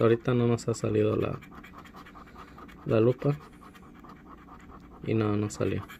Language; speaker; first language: Spanish; early bilingual, heritage; Spanish